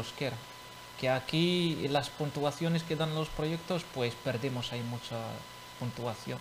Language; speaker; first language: Spanish; non-native, fluent; Arabic